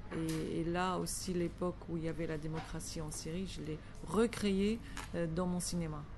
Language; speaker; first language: French; non-native, fluent; Arabic